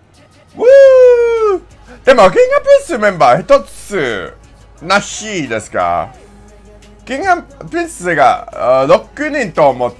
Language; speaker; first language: Japanese; non-native, learner; English